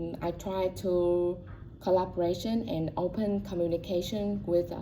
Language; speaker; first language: English; non-native, learner; Vietnamese